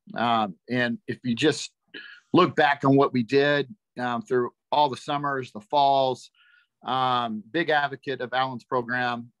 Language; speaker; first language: English; native; English